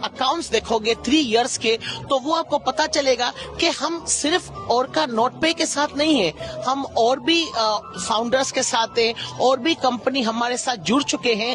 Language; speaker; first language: Hindi; native; Hindi